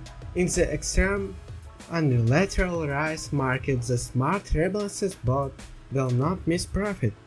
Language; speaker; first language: English; non-native, learner; Russian